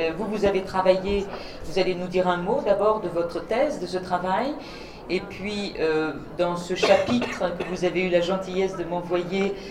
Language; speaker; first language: French; native; French